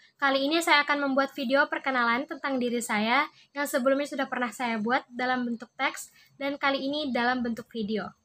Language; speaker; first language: English; non-native, learner; Indonesian